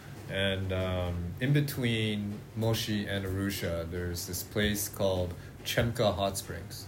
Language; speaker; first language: English; native; English